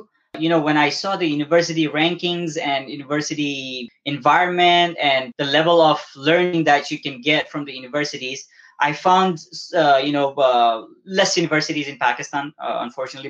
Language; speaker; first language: English; non-native, local second language; Balti